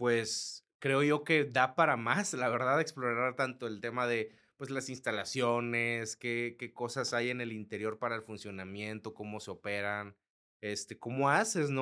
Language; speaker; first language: Spanish; native; Spanish